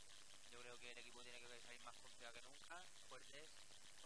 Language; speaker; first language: Spanish; native; Spanish